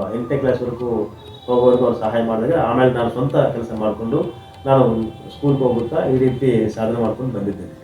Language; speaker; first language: Kannada; non-native, local second language; Telugu